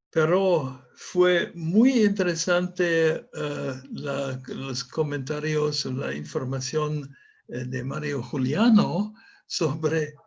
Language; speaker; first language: Spanish; non-native, fluent; German